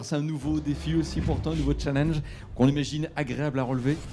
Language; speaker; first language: French; native; French